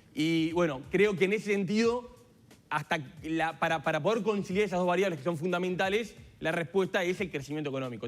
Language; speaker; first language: Spanish; native; Spanish